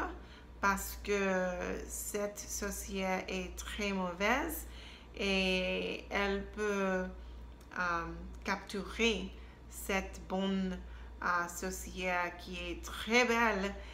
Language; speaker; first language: French; non-native, learner; English